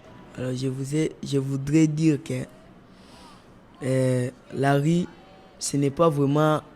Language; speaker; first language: French; non-native, local second language; Lingala